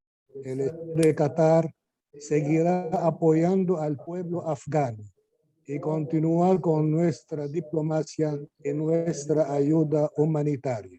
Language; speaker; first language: Spanish; non-native, fluent; Arabic